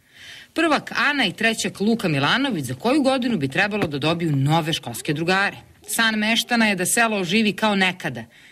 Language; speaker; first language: Serbian; native; Serbian